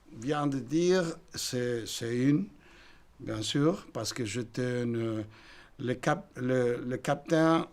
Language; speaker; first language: French; non-native, fluent; Spanish